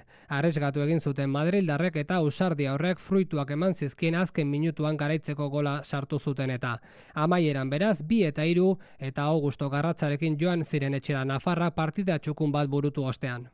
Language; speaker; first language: Basque; native; Basque